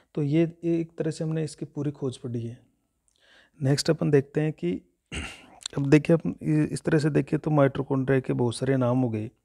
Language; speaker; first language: Hindi; native; Hindi